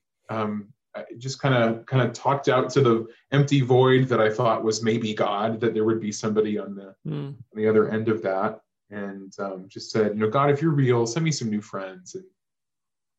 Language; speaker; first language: English; native; English